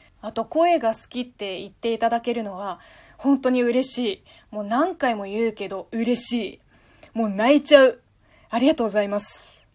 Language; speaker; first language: Japanese; non-native, fluent; Chinese